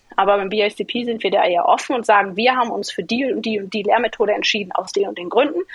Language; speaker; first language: German; early bilingual, other home language; Greek